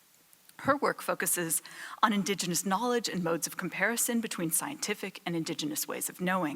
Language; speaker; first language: English; native; English